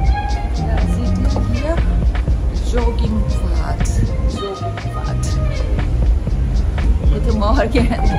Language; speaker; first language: German; non-native, fluent; Korean